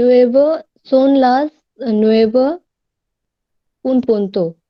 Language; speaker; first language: Spanish; non-native, learner; Hindi